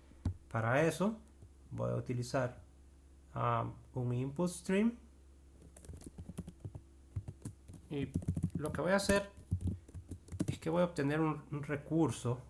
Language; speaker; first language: Spanish; native; Spanish